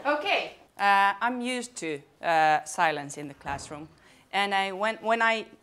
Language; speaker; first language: English; non-native, fluent; Finnish